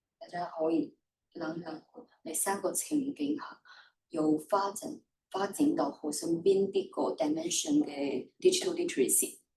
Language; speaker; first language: Cantonese; non-native, fluent; Chinese